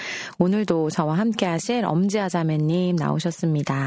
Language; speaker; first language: Korean; native; Korean